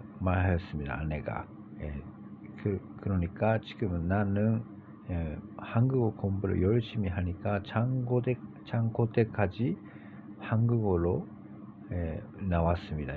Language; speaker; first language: Korean; non-native, learner; Japanese